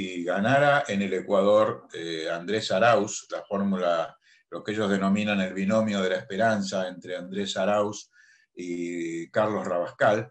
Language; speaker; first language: Spanish; native; Spanish